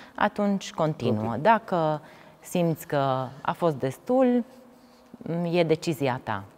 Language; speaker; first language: Romanian; native; Romanian